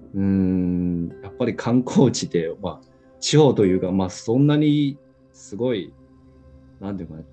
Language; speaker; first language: Japanese; non-native, fluent; Chinese